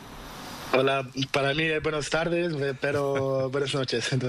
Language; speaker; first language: Spanish; non-native, learner; Portuguese